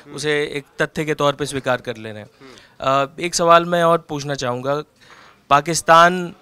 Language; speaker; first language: Hindi; native; Hindi